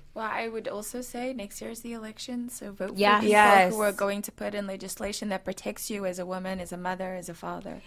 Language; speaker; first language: English; native; English